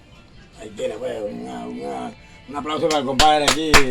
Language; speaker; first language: Spanish; native; Spanish